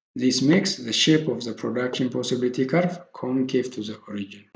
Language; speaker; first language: English; non-native, local second language; Amharic